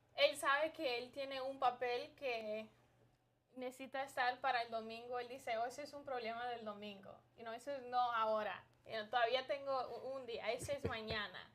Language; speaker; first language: Spanish; early bilingual, other home language; English